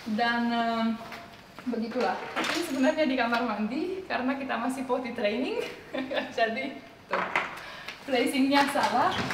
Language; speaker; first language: Indonesian; non-native, fluent; Romanian